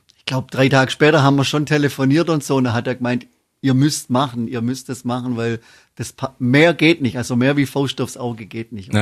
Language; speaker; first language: German; native; German